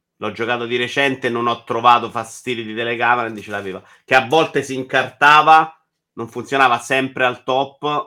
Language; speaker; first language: Italian; native; Italian